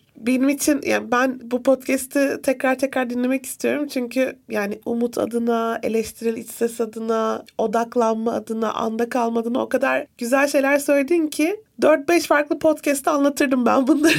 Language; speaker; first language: Turkish; native; Turkish